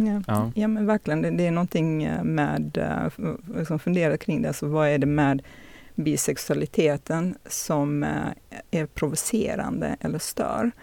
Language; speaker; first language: Swedish; native; Swedish